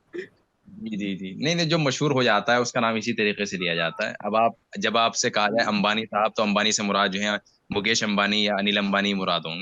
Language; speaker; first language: Hindi; native; Hindi